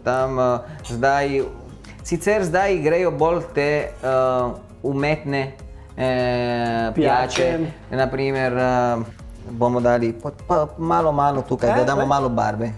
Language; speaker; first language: Slovenian; non-native, learner; Italian